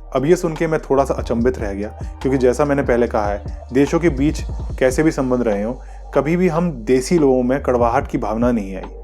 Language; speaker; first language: Hindi; native; Hindi